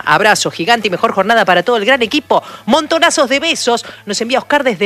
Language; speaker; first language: Spanish; native; Spanish